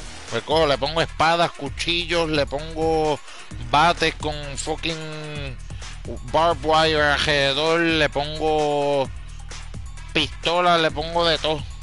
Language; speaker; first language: Spanish; early bilingual, heritage; Spanish